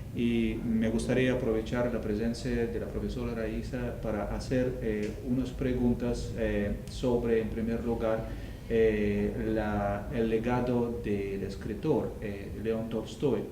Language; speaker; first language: Spanish; non-native, fluent; Russian